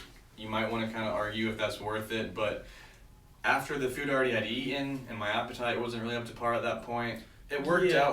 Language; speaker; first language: English; native; English